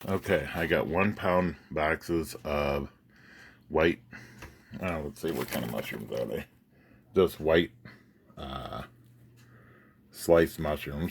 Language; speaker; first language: English; native; English